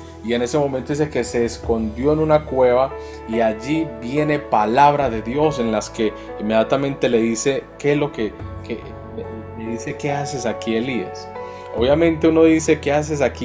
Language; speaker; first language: Spanish; native; Spanish